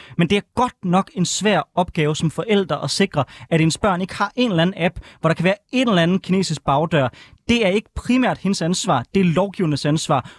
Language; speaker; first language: Danish; native; Danish